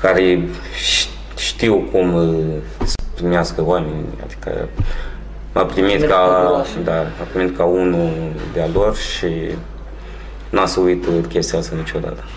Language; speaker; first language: Romanian; non-native, fluent; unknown